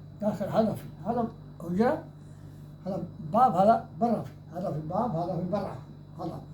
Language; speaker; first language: Arabic; non-native, learner; Urdu